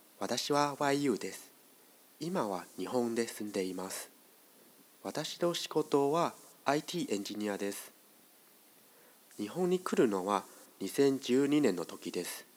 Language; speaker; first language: Japanese; non-native, fluent; Chinese